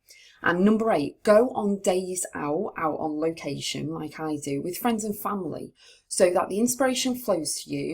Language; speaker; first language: English; native; English